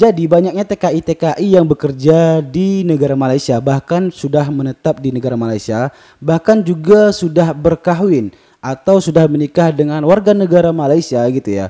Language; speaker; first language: Indonesian; native; Indonesian